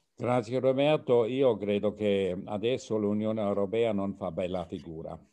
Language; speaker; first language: Italian; non-native, fluent; German